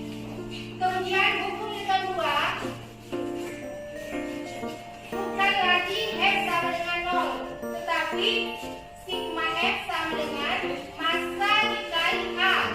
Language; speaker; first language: Indonesian; native; Indonesian